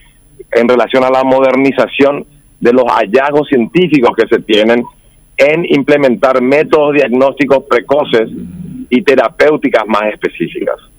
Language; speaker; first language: Spanish; native; Spanish